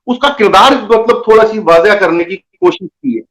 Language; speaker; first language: Urdu; non-native, local second language; Punjabi